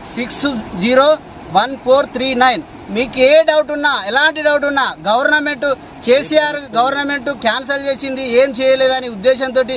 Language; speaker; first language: Telugu; native; Telugu